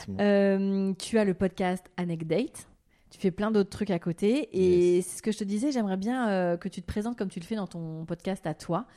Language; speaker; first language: French; native; French